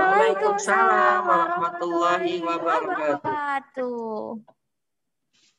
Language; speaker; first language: Indonesian; native; Indonesian